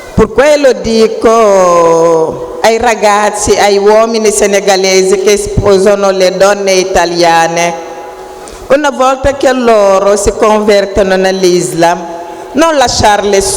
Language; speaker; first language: Italian; non-native, fluent; Wolof